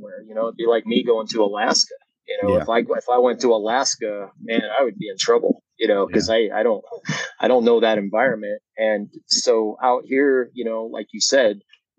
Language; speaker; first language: English; native; English